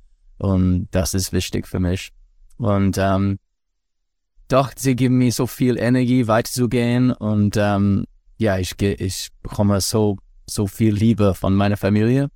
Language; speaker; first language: German; non-native, learner; English